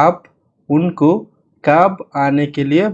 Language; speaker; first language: Hindi; non-native, learner; Bangla